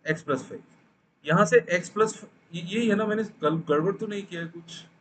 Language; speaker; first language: Hindi; non-native, local second language; Bangla